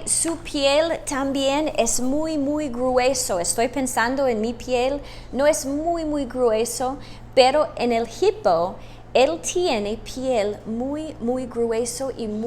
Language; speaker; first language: Spanish; non-native, fluent; English